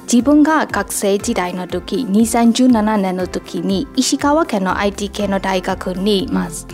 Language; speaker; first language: Japanese; non-native, fluent; Burmese